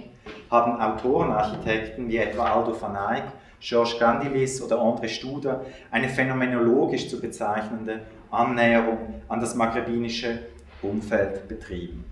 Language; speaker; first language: German; native; German